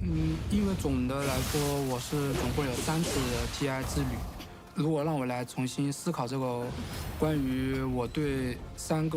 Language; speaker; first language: Chinese; native; Chinese